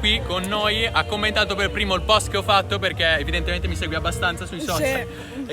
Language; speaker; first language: Italian; native; Italian